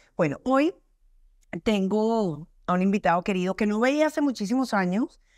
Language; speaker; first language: Spanish; native; Spanish